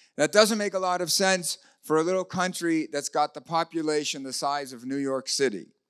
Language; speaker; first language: English; native; English